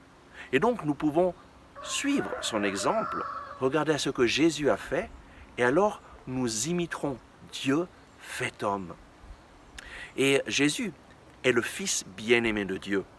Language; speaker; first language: French; native; French